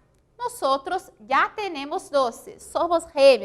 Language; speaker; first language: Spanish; non-native, fluent; Portuguese